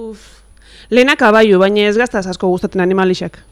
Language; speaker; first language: Basque; native; Basque